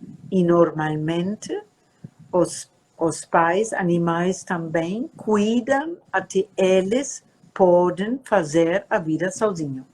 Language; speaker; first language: Portuguese; non-native, fluent; German